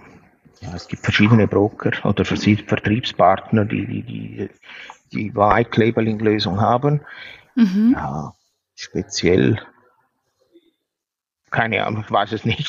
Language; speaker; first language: German; non-native, fluent; Italian